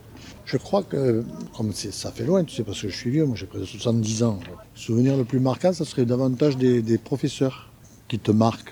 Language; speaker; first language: French; native; French